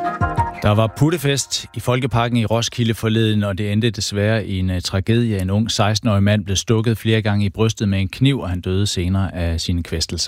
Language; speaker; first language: Danish; native; Danish